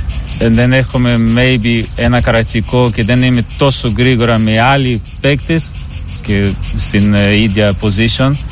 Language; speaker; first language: Greek; non-native, learner; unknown